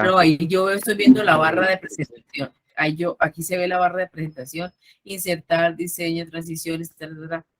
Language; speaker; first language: Spanish; native; Spanish